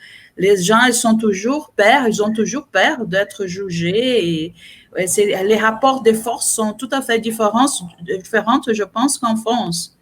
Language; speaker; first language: French; non-native, fluent; Portuguese